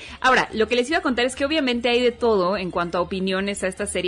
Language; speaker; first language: Spanish; native; Spanish